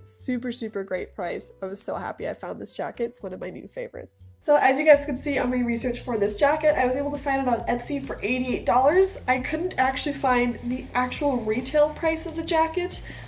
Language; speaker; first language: English; native; English